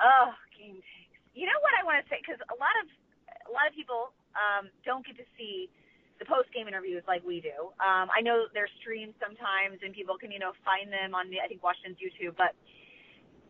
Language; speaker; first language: English; native; English